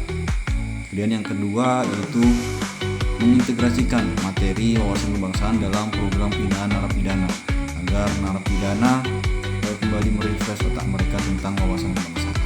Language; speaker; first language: Indonesian; native; Indonesian